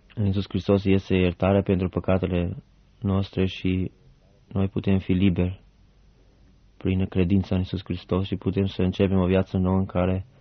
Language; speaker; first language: Romanian; non-native, fluent; Albanian